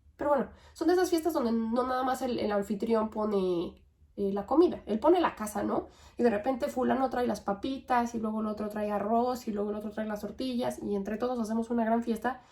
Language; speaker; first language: Spanish; native; Spanish